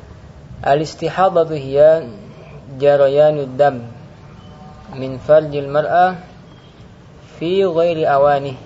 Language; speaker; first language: Arabic; non-native, fluent; Indonesian